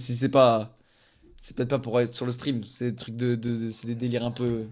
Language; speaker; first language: French; native; French